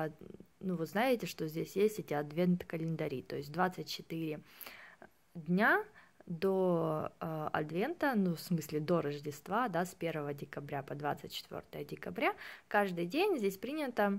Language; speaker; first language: Russian; native; Russian